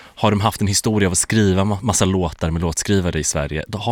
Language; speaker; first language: Swedish; native; Swedish